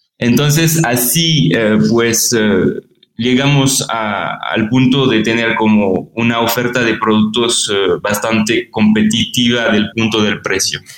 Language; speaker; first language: Spanish; non-native, fluent; French